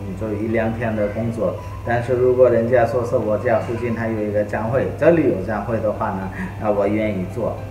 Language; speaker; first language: Chinese; non-native, fluent; Hindi